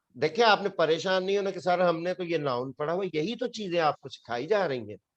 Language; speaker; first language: Urdu; non-native, local second language; Punjabi